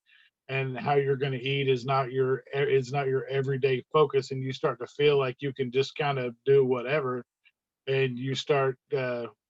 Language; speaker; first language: English; native; English